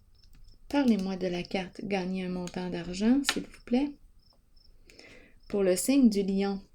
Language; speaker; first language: French; native; French